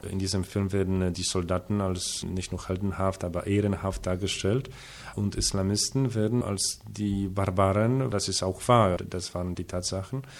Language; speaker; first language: German; non-native, fluent; Polish